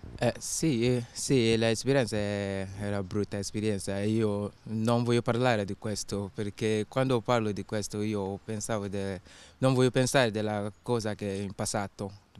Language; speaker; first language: Italian; non-native, learner; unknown